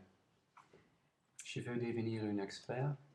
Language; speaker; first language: French; non-native, learner; Dutch